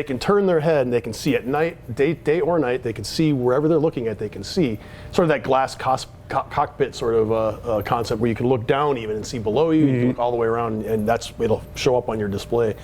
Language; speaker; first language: English; native; English